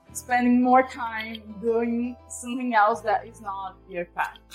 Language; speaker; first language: English; non-native, fluent; Portuguese